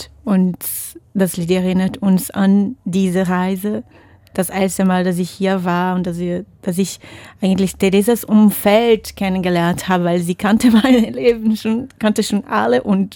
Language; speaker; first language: German; non-native, fluent; Portuguese